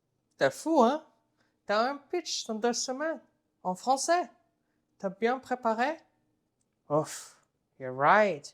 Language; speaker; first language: French; non-native, learner; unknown